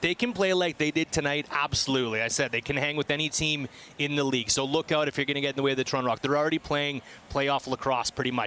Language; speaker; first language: English; native; English